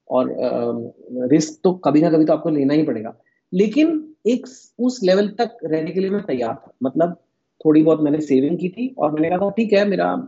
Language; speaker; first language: Hindi; native; Hindi